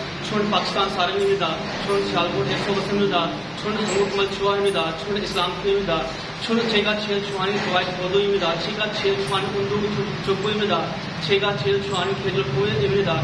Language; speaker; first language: Korean; non-native, learner; Punjabi